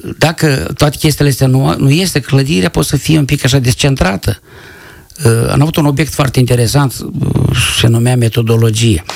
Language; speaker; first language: Romanian; native; Romanian